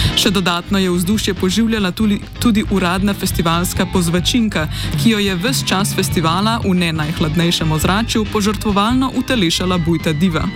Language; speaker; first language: Slovenian; native; Slovenian